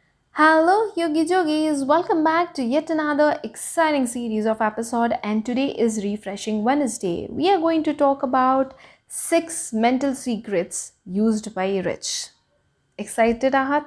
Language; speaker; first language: English; non-native, local second language; Marathi